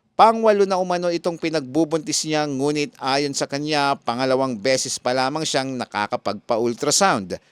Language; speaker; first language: Filipino; non-native, local second language; Bikol